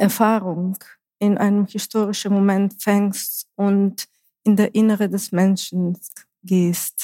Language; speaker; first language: German; non-native, fluent; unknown